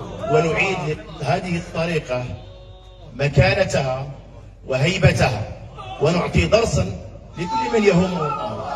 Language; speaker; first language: Arabic; native; Arabic